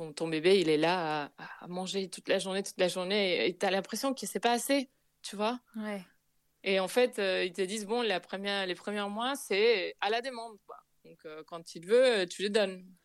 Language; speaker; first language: French; non-native, fluent; Spanish